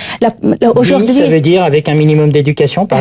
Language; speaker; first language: French; native; French